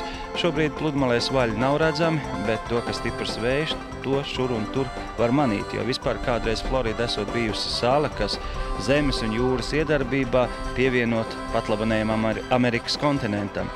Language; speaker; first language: Latvian; native; Latvian